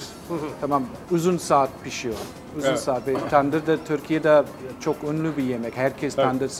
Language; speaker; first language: Turkish; non-native, learner; English